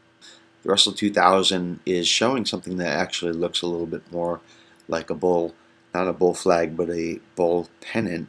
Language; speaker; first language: English; native; English